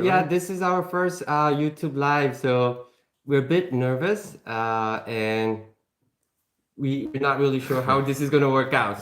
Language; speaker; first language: English; non-native, fluent; Korean